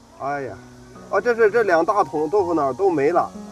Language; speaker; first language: Chinese; native; Chinese